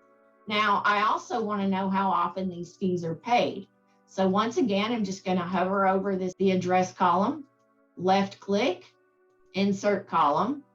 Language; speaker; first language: English; native; English